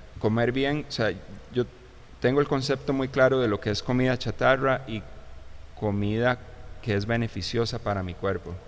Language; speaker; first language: Spanish; native; Spanish